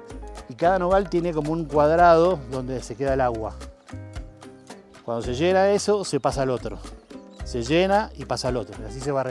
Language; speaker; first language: Spanish; native; Spanish